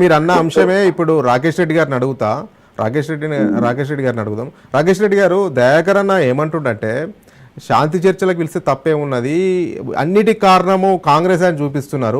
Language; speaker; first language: Telugu; native; Telugu